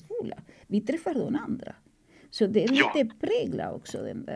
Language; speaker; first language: Swedish; non-native, fluent; Spanish